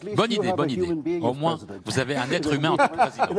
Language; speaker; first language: French; non-native, fluent; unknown